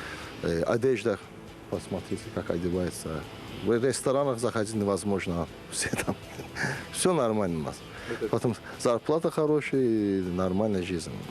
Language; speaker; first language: Russian; non-native, fluent; Azerbaijani